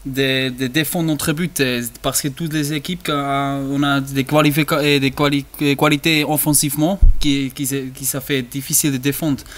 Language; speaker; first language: French; non-native, learner; German